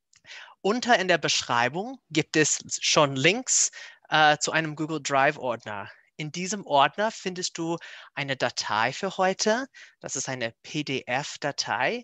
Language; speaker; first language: German; non-native, fluent; English